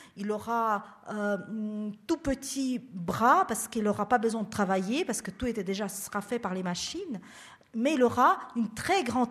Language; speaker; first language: French; non-native, fluent; Russian